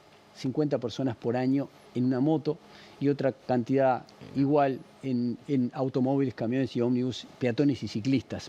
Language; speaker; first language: Spanish; native; Spanish